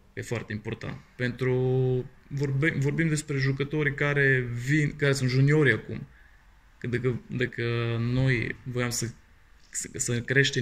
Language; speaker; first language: Romanian; non-native, fluent; Bulgarian